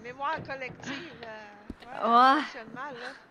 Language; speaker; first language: French; native; French